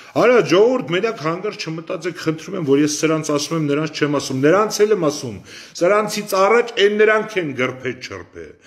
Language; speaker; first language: Armenian; native; Armenian